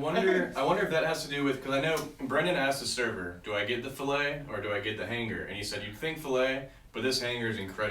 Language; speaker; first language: English; native; English